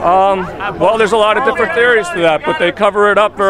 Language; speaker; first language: English; native; English